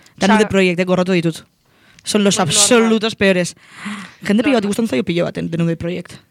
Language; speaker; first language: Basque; non-native, local second language; Spanish